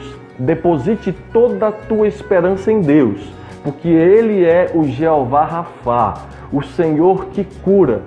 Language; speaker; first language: Portuguese; native; Portuguese